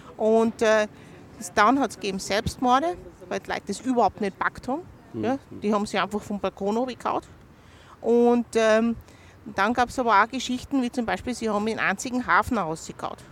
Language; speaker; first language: German; native; German